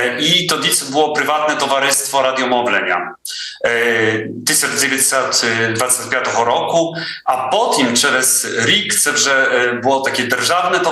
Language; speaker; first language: Ukrainian; non-native, fluent; Polish